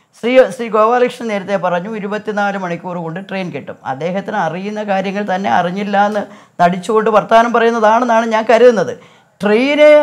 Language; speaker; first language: Malayalam; native; Malayalam